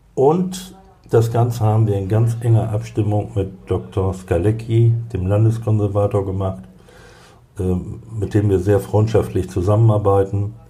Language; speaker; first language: German; native; German